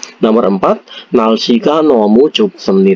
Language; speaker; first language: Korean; non-native, fluent; Indonesian